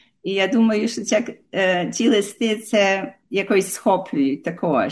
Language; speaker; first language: Ukrainian; early bilingual, heritage; Ukrainian